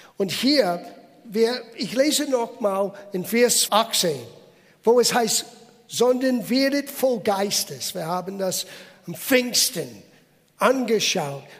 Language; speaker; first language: German; non-native, fluent; English